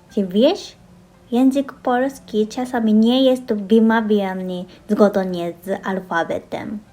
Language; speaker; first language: Polish; non-native, fluent; Japanese